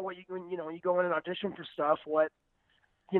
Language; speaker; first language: English; native; English